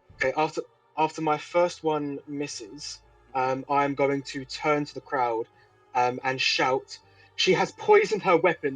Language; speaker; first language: English; native; English